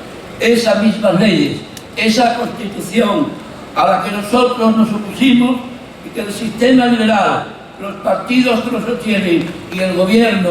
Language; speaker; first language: Spanish; native; Spanish